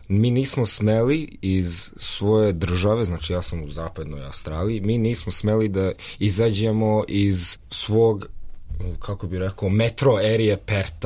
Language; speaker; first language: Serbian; early bilingual, heritage; Serbian